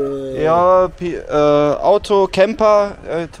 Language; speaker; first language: Ukrainian; non-native, learner; German